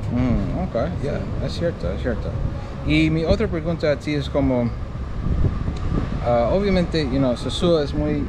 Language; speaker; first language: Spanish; non-native, learner; English